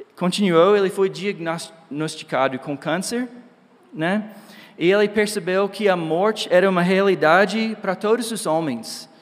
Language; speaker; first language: Portuguese; non-native, fluent; English